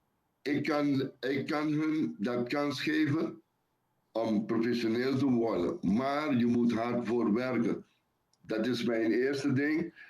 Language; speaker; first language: Dutch; non-native, local second language; Papiamento